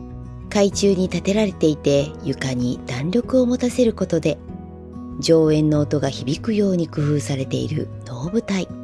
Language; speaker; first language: Japanese; native; Japanese